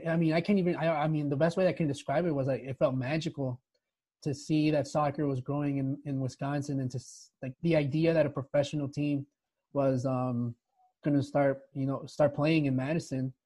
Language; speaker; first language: English; early bilingual, other home language; Spanish